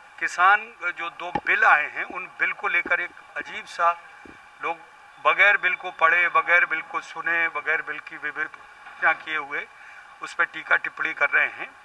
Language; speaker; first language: Hindi; native; Hindi